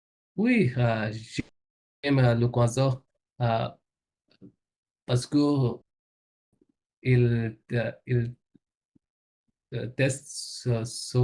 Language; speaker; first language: French; non-native, learner; Bangla